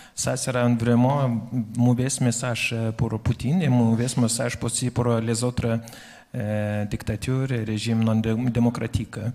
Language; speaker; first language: French; non-native, fluent; Lithuanian